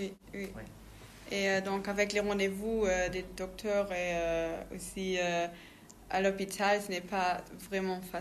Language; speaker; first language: French; non-native, local second language; Luxembourgish